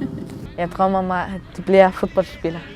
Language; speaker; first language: Danish; early bilingual, other home language; Arabic